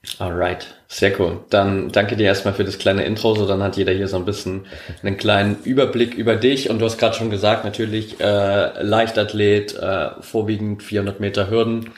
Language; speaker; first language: German; native; German